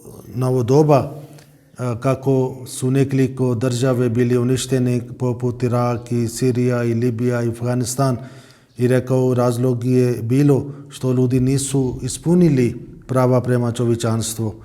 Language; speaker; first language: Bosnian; non-native, fluent; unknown